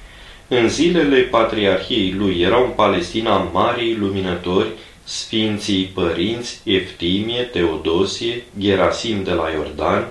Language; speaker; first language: Romanian; native; Romanian